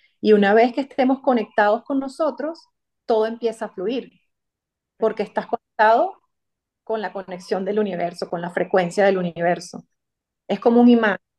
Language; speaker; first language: Spanish; native; Spanish